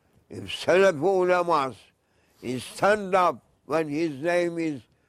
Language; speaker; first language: English; non-native, fluent; Turkish